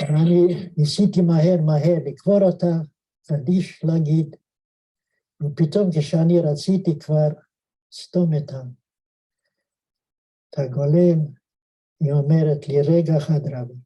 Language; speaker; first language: Hebrew; non-native, fluent; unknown